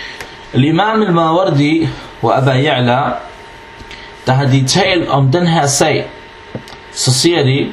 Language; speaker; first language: Danish; non-native, fluent; Arabic